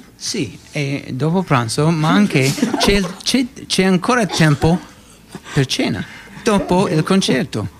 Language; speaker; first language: Italian; non-native, learner; English